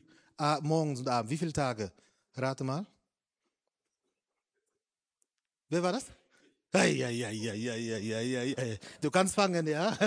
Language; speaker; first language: German; non-native, fluent; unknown